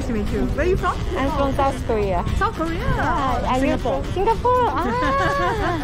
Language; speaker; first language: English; non-native, learner; Korean